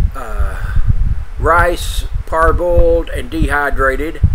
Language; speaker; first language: English; native; English